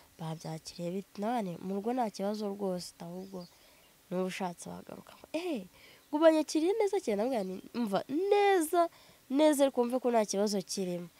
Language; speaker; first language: Kinyarwanda; native; Kinyarwanda